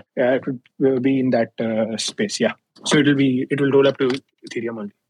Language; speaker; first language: English; non-native, local second language; Hindi